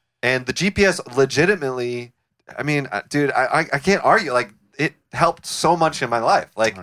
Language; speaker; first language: English; native; English